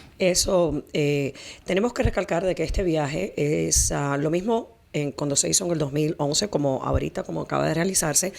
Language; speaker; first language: Spanish; native; Spanish